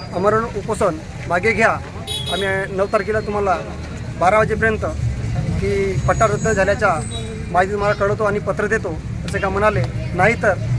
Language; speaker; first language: Marathi; native; Marathi